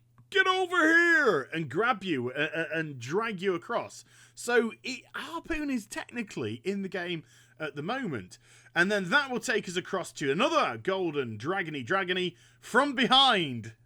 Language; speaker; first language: English; native; English